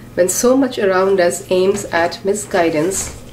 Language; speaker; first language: English; non-native, local second language; Urdu